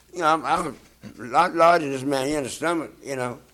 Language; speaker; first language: English; native; English